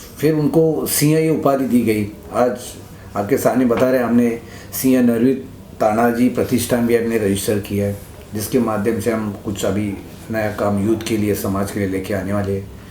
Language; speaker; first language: Hindi; non-native, local second language; Marathi